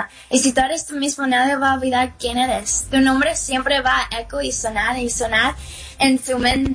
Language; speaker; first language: Spanish; early bilingual, heritage; Spanish